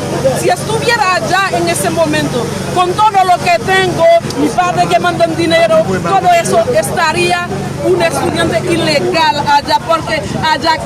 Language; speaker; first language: Spanish; non-native, local second language; Haitian Creole